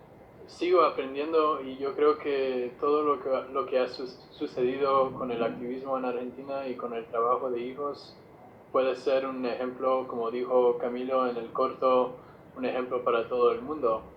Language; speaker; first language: Spanish; non-native, fluent; English